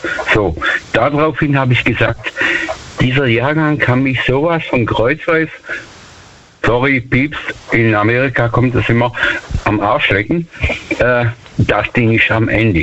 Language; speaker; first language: German; native; German